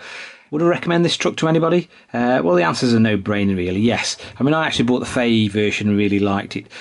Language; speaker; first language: English; native; English